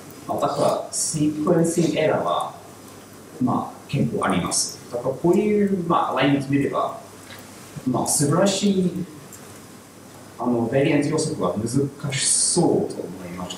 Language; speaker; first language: Japanese; non-native, learner; English